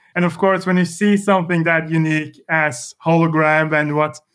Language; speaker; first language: English; non-native, fluent; Norwegian